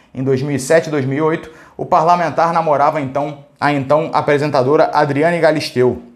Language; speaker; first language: Portuguese; native; Portuguese